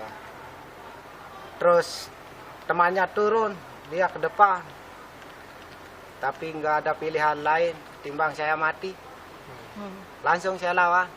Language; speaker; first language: Indonesian; non-native, local second language; Sasak